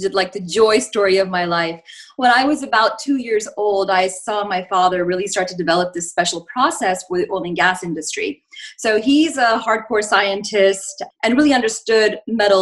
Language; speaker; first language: English; native; English